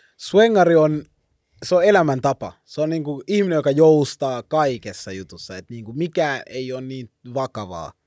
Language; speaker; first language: Finnish; early bilingual, other home language; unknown